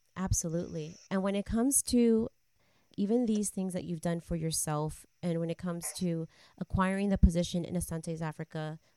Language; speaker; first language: English; non-native, local second language; Masai